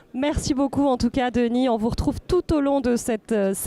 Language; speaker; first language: French; native; French